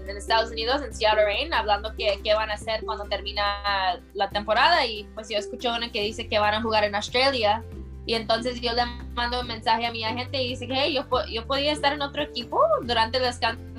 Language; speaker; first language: Spanish; early bilingual, heritage; Spanish